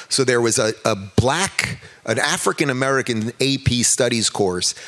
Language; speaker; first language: English; native; English